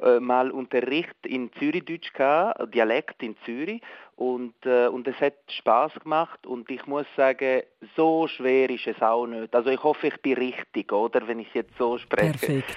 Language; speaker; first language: German; non-native, local second language; Italian